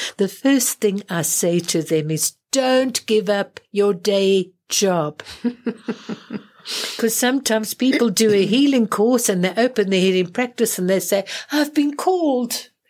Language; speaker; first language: English; native; English